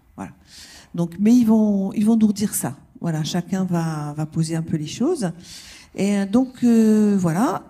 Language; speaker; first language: French; native; French